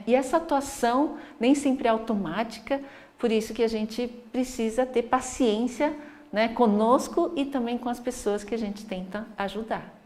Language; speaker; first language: Portuguese; native; Portuguese